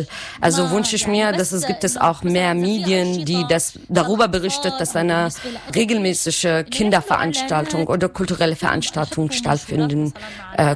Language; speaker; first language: German; non-native, learner; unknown